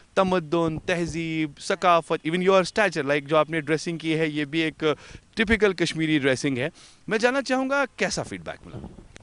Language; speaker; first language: Hindi; non-native, local second language; Kashmiri